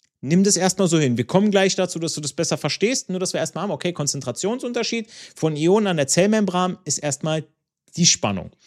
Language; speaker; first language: German; non-native, fluent; Italian